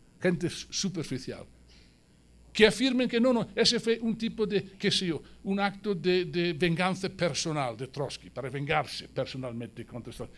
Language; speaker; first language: Spanish; non-native, fluent; English